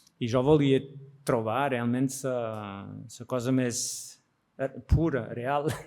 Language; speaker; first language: Catalan; non-native, fluent; French